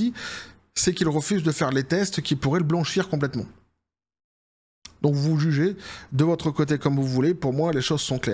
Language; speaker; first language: French; native; French